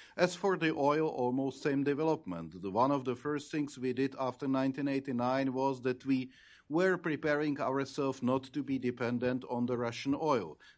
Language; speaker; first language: English; non-native, fluent; Czech